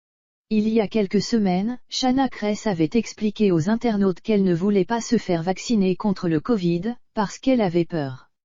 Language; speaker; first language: French; native; French